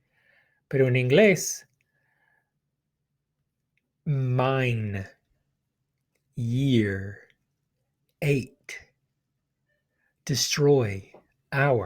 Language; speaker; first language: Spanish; non-native, fluent; English